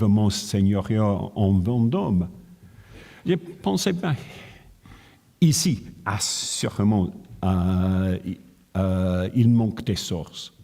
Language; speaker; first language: French; non-native, fluent; English